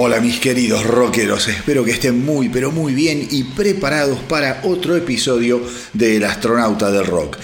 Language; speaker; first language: Spanish; native; Spanish